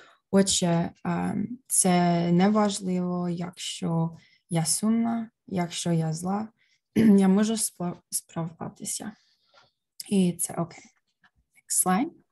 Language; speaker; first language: Ukrainian; early bilingual, heritage; Ukrainian